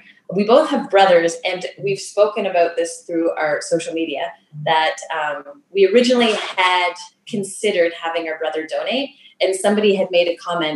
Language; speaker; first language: English; native; English